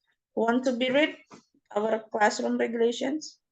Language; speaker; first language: English; non-native, fluent; Indonesian